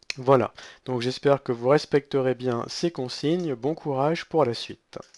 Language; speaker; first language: French; native; French